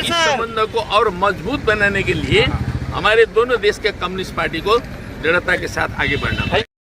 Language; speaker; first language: Hindi; non-native, learner; Nepali